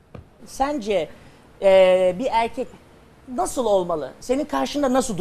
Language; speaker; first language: Turkish; native; Turkish